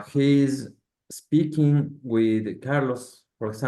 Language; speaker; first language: English; non-native, learner; Spanish